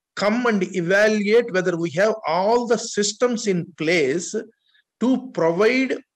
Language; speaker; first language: English; non-native, local second language; Telugu